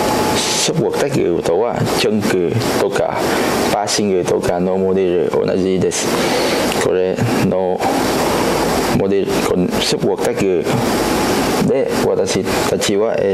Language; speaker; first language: Japanese; non-native, learner; Cantonese